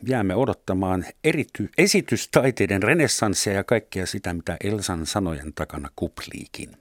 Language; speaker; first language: Finnish; non-native, fluent; German